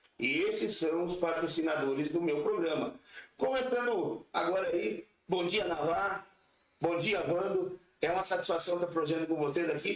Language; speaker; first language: Portuguese; native; Portuguese